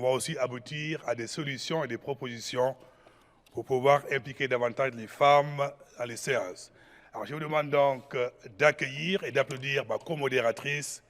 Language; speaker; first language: French; non-native, local second language; Wolof